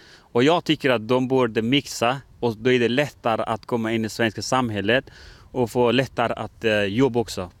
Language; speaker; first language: Swedish; non-native, fluent; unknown